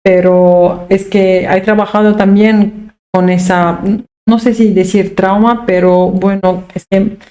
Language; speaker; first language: Spanish; non-native, fluent; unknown